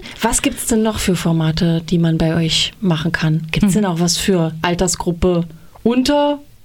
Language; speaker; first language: German; native; German